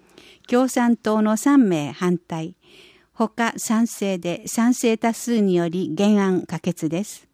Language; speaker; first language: Japanese; native; Japanese